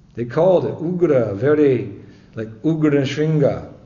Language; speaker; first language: English; native; English